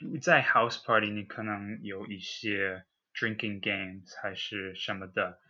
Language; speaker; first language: Chinese; non-native, learner; English